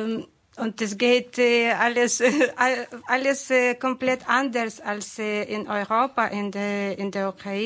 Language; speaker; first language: German; non-native, learner; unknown